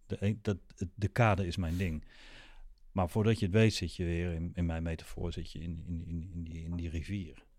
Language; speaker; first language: Dutch; native; Dutch